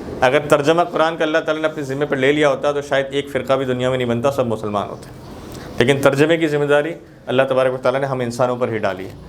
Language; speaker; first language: Urdu; native; Urdu